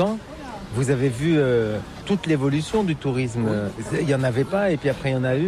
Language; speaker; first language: French; native; French